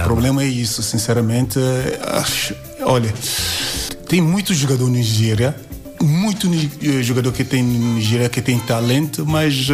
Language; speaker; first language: Portuguese; non-native, learner; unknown